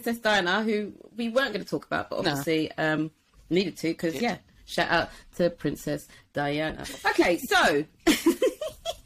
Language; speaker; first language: English; native; English